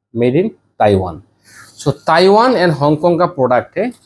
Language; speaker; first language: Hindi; non-native, learner; Bangla